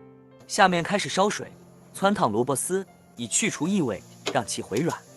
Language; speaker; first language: Chinese; native; Chinese